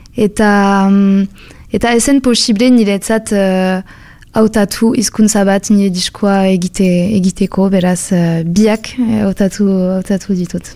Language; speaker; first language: Basque; non-native, local second language; French